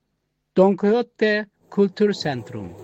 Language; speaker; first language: German; non-native, learner; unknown